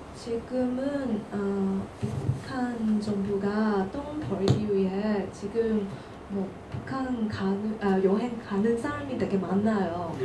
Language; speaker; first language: Korean; non-native, learner; Cantonese